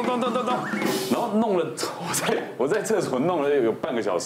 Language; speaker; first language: Chinese; native; Chinese